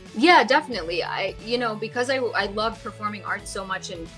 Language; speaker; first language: English; early bilingual, other home language; Gujarati